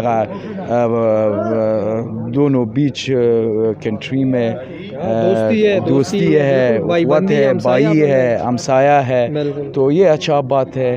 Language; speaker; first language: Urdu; non-native, learner; Pashto